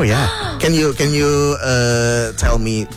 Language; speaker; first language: English; non-native, learner; Indonesian